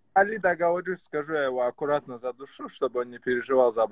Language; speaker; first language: Russian; native; Russian